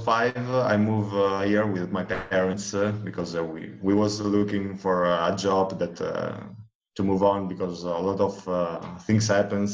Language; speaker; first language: English; non-native, fluent; Italian